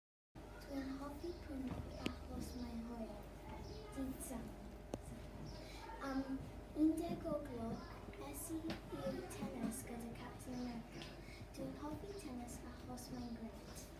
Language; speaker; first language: Welsh; non-native, local second language; English